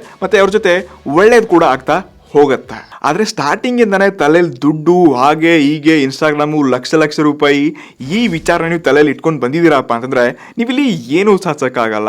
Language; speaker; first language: Kannada; native; Kannada